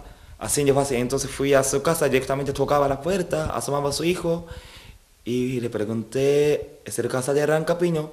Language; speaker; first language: Spanish; non-native, fluent; Japanese